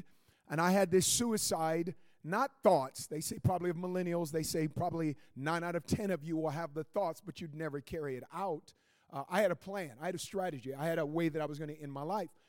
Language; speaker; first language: English; native; English